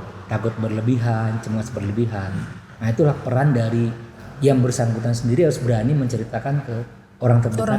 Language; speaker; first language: Indonesian; non-native, local second language; Banjar